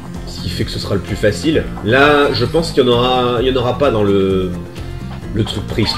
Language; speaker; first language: French; native; French